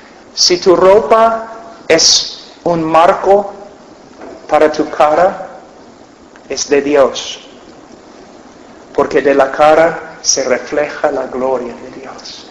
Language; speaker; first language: Spanish; non-native, fluent; English